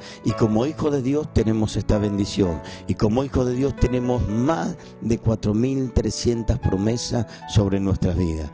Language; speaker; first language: Spanish; native; Spanish